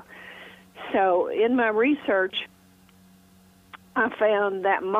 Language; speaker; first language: English; native; English